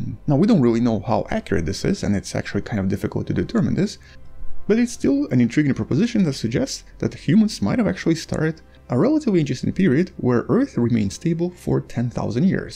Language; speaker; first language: English; non-native, fluent; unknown